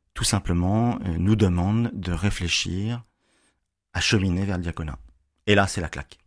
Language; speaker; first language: French; native; French